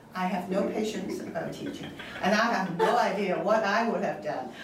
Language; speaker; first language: English; non-native, local second language; Cantonese